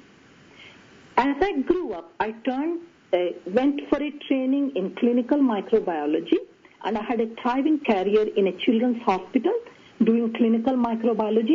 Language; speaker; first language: English; non-native, local second language; Tamil